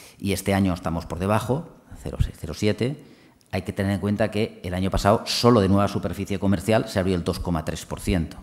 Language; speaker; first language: Spanish; non-native, local second language; Catalan